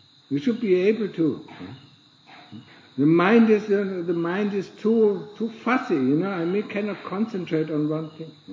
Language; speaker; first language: English; non-native, fluent; German